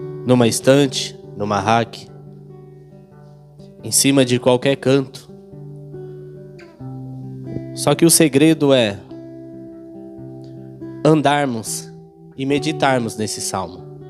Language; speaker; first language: Portuguese; native; Portuguese